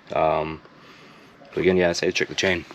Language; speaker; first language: English; native; English